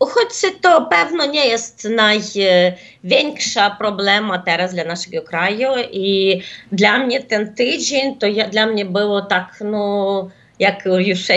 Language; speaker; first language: Polish; non-native, fluent; Ukrainian